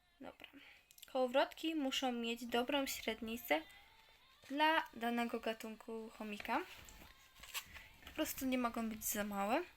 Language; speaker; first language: Polish; native; Polish